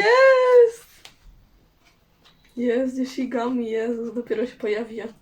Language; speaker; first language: Polish; native; Polish